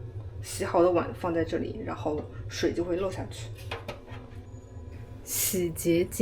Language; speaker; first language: Chinese; native; Chinese